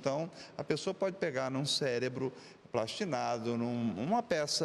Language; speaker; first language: Portuguese; native; Portuguese